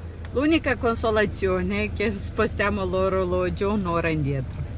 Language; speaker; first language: Italian; non-native, fluent; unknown